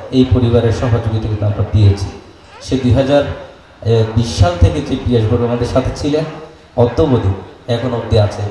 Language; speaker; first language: Bangla; native; Bangla